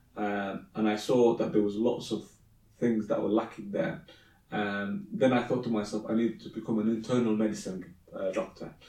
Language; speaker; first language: English; early bilingual, other home language; Somali